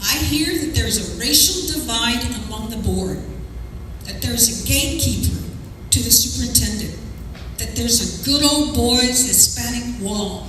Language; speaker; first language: English; native; English